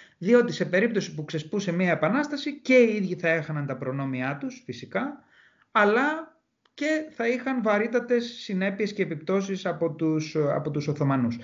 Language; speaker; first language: Greek; native; Greek